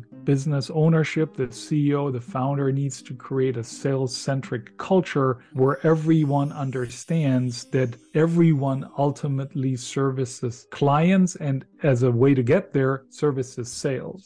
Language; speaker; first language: English; non-native, fluent; German